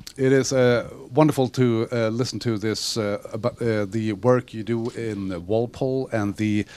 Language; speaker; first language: English; non-native, fluent; Swedish